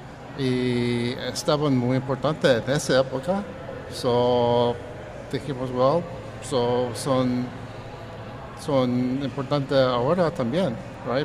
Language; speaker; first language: Spanish; early bilingual, heritage; Spanish